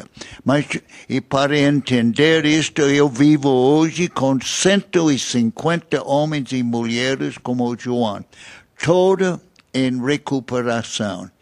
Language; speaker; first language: Portuguese; non-native, learner; English